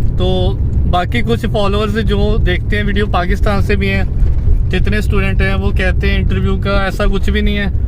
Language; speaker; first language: Hindi; non-native, local second language; Punjabi